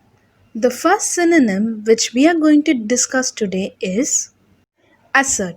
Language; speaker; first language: English; non-native, local second language; Tamil